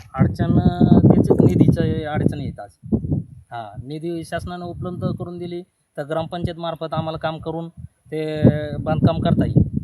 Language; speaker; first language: Marathi; native; Marathi